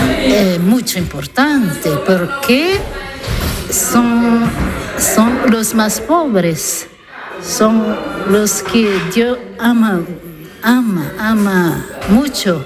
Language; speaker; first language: Spanish; non-native, learner; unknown